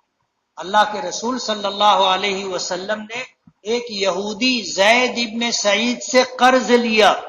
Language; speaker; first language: Urdu; native; Urdu